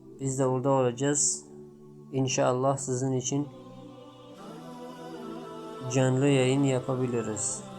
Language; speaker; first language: Turkish; non-native, fluent; Tajik